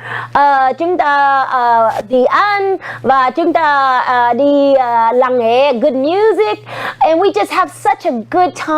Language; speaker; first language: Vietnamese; non-native, learner; English